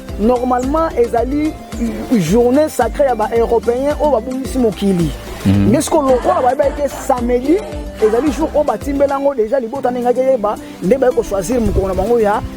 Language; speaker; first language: Lingala; non-native, local second language; Kongo